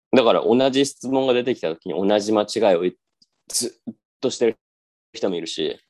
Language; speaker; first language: Japanese; native; Japanese